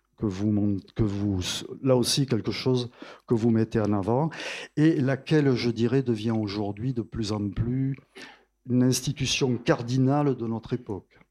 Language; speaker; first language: French; native; French